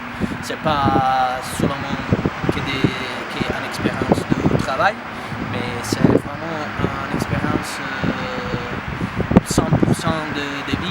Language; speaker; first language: French; non-native, fluent; Italian